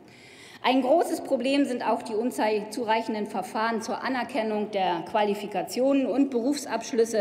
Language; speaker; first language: German; native; German